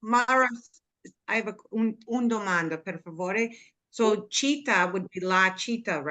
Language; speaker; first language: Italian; non-native, learner; English